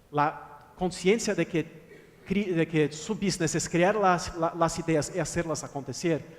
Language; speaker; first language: Spanish; non-native, fluent; Portuguese